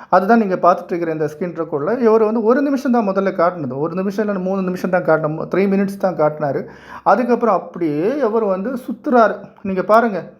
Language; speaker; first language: Tamil; non-native, local second language; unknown